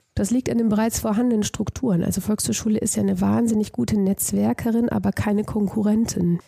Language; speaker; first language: German; native; German